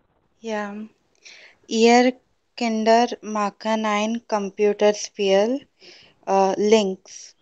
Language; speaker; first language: German; non-native, learner; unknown